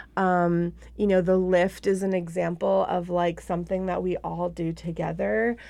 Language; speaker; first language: English; native; English